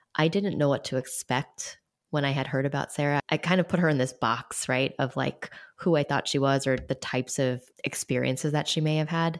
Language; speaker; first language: English; native; English